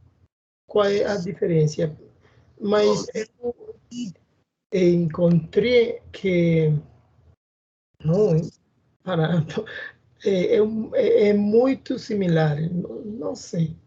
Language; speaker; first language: Portuguese; non-native, learner; Spanish